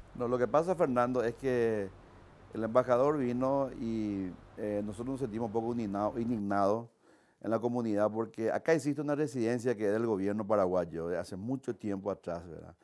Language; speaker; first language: Spanish; native; Spanish